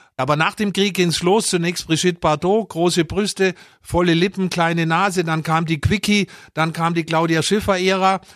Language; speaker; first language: German; native; German